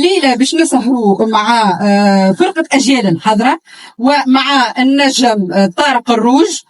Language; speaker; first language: Arabic; native; Arabic